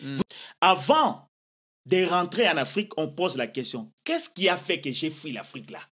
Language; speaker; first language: French; non-native, local second language; Lingala